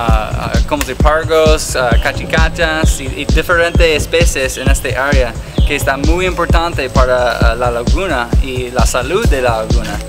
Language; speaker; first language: Spanish; early bilingual, heritage; English